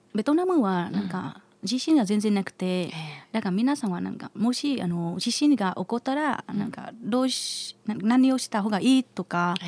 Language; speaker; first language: Japanese; non-native, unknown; Vietnamese